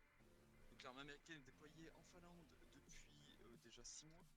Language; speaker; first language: French; native; French